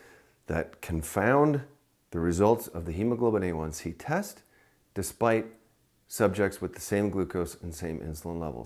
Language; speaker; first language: English; native; English